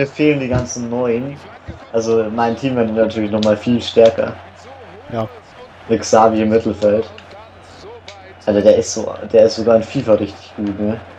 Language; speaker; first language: German; native; German